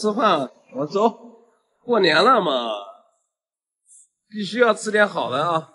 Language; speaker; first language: Chinese; native; Chinese